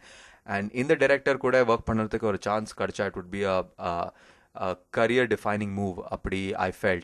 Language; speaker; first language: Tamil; early bilingual, heritage; Tamil